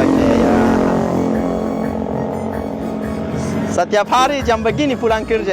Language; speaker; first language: Indonesian; non-native, learner; Persian